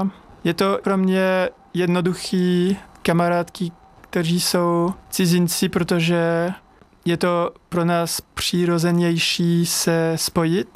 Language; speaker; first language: Czech; non-native, learner; French